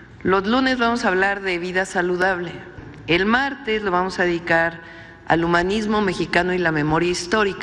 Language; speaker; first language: Spanish; native; Spanish